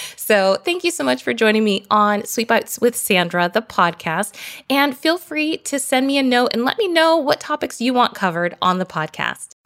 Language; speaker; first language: English; early bilingual, other home language; Norwegian